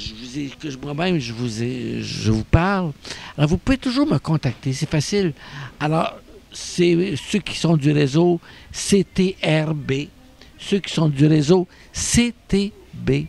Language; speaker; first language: French; native; French